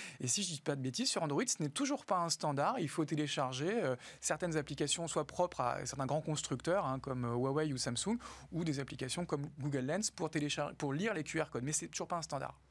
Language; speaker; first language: French; native; French